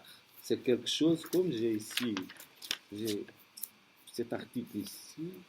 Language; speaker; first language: French; non-native, fluent; Portuguese